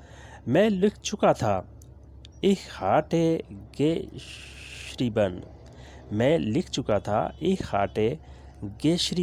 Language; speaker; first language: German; non-native, learner; Urdu